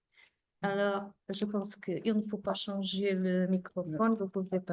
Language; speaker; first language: French; non-native, fluent; Portuguese